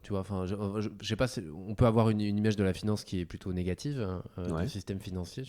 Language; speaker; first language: French; native; French